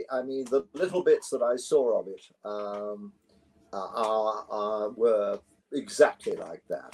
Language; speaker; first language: English; native; English